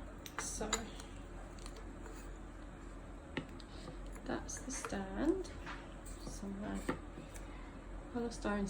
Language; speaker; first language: English; native; English